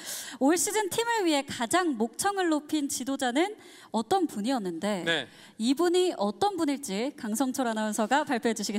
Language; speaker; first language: Korean; native; Korean